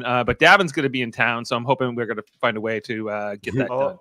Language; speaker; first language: English; native; English